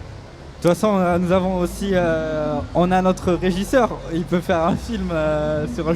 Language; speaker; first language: French; native; French